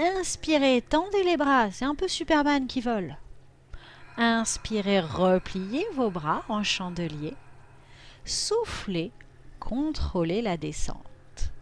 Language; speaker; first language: French; native; French